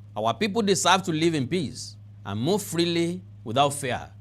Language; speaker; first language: English; non-native, local second language; Yoruba